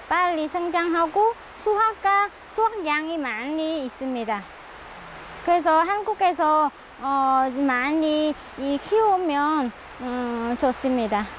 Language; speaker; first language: Korean; non-native, learner; Vietnamese